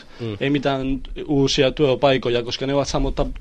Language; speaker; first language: Finnish; non-native, learner; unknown